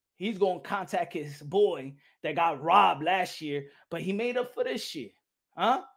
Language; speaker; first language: English; native; English